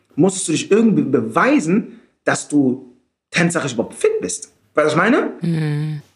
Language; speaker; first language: German; native; German